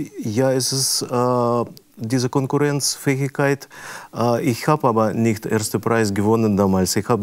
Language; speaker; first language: German; non-native, fluent; Russian